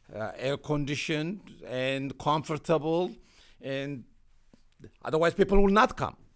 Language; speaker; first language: English; non-native, fluent; Amharic